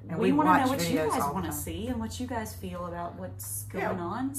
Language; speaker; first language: English; native; English